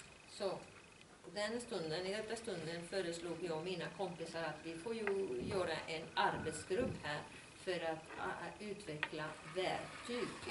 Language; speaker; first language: Swedish; non-native, fluent; Spanish